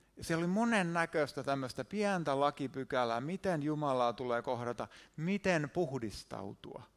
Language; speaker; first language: Finnish; native; Finnish